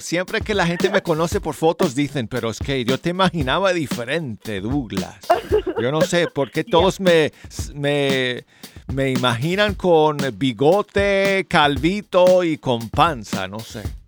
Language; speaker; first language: Spanish; native; Spanish